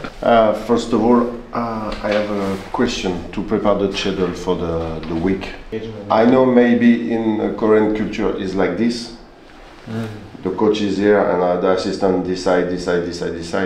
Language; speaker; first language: English; non-native, fluent; French